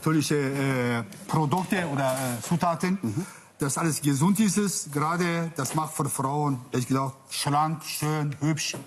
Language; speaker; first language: German; non-native, fluent; Kurdish